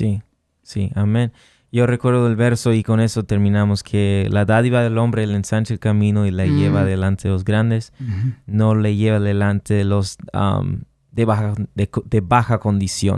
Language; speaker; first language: Spanish; non-native, fluent; English